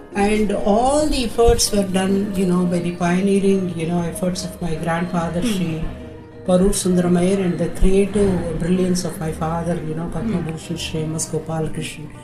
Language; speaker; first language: English; non-native, local second language; Tamil